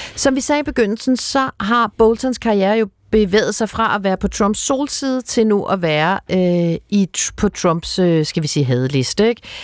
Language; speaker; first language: Danish; native; Danish